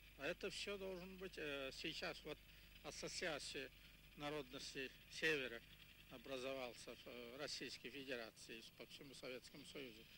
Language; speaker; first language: Russian; non-native, local second language; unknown